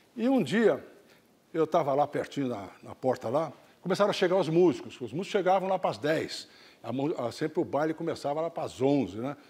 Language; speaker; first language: Portuguese; native; Portuguese